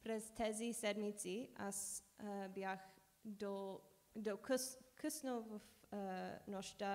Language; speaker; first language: Bulgarian; non-native, learner; English